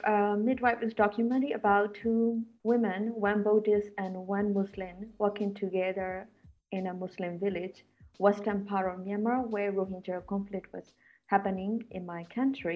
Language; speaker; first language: English; non-native, fluent; Burmese